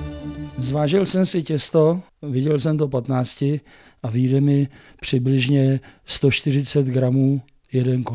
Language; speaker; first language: Czech; native; Czech